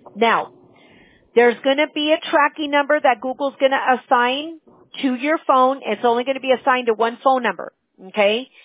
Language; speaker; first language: English; early bilingual, other home language; Spanish